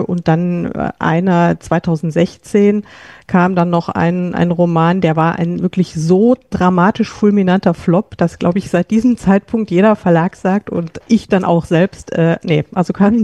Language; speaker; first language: German; native; German